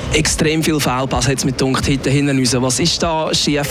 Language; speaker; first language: German; native; German